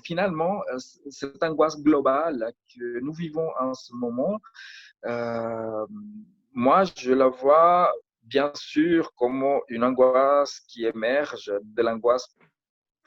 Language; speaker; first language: French; non-native, fluent; Spanish